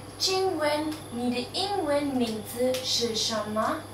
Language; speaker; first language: Chinese; non-native, learner; German